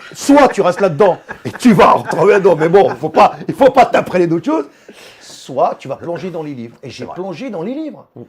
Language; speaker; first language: French; non-native, local second language; Arabic